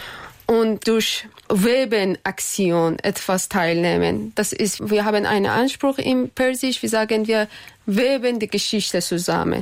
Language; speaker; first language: German; non-native, learner; Persian